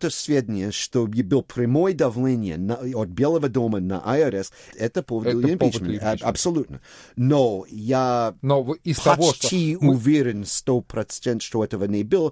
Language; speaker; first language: Russian; non-native, fluent; English